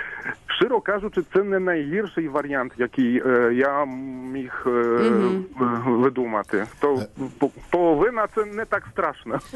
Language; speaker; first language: Ukrainian; non-native, fluent; Polish